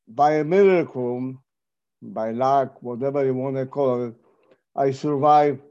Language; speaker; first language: English; non-native, fluent; Polish